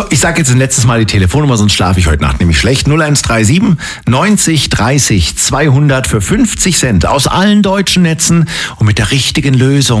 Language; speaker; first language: German; native; German